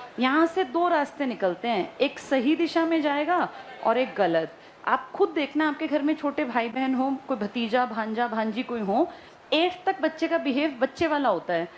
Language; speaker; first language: Hindi; native; Hindi